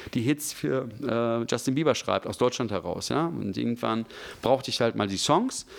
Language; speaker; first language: German; native; German